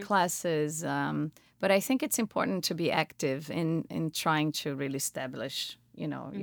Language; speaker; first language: English; non-native, fluent; Portuguese